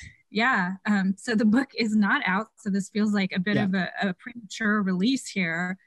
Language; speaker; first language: English; native; English